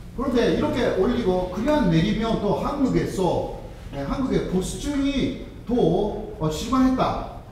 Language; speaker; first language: Korean; non-native, fluent; Japanese